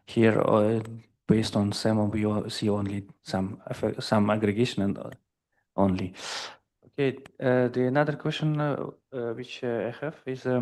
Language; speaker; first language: English; non-native, fluent; Russian